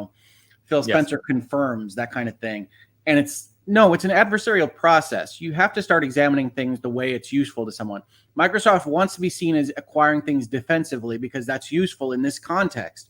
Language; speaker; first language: English; native; English